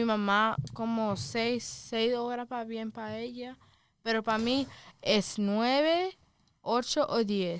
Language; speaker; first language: Spanish; early bilingual, heritage; Spanish